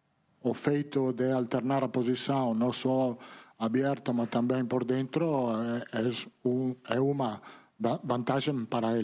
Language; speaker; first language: Portuguese; non-native, learner; Italian